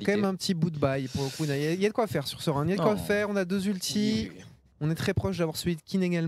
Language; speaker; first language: French; native; French